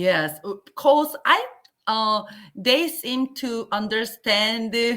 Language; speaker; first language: English; non-native, learner; Korean